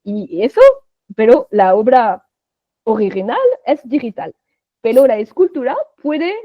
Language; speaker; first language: Spanish; non-native, fluent; French